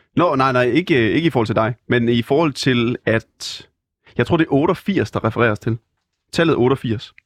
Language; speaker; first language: Danish; non-native, local second language; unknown